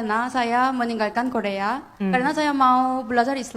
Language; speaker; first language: Indonesian; non-native, fluent; Korean